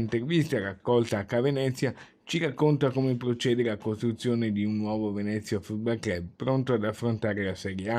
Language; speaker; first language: Italian; native; Italian